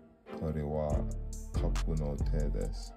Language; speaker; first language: Japanese; non-native, learner; English